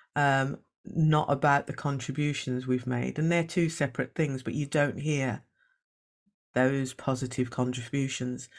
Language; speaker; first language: English; native; English